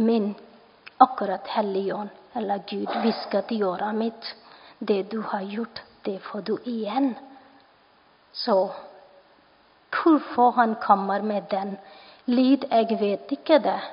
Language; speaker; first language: Norwegian; non-native, fluent; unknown